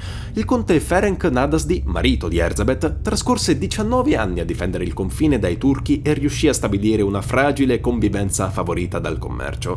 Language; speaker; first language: Italian; native; Italian